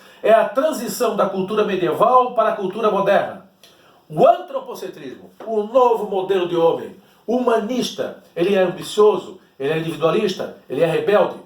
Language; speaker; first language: Portuguese; native; Portuguese